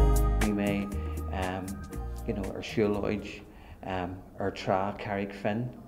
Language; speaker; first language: Irish; non-native, learner; English